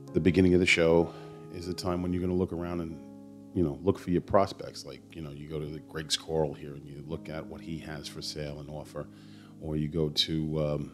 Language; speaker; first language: English; native; English